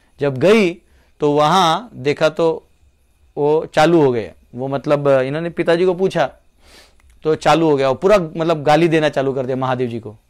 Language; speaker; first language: Hindi; non-native, local second language; Marathi